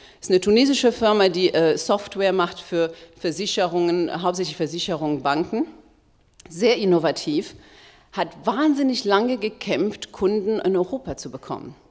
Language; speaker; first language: German; non-native, fluent; Arabic